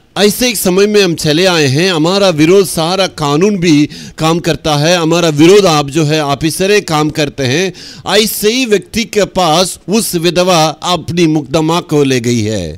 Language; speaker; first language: Hindi; non-native, local second language; Tamil